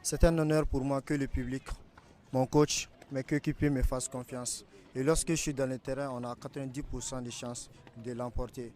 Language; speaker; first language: French; non-native, local second language; Bambara